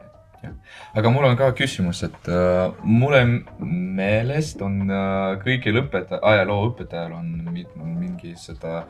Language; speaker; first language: Estonian; non-native, local second language; Russian